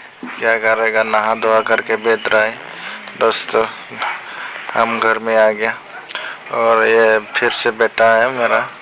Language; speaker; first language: Hindi; non-native, local second language; Bodo